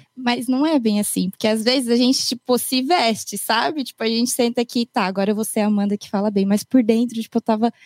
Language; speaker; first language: Portuguese; early bilingual, heritage; Japanese